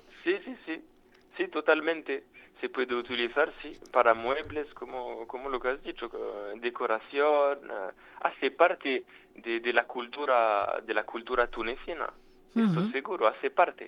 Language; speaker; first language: Spanish; non-native, fluent; French